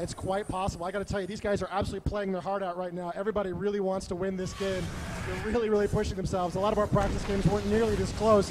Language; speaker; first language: English; native; English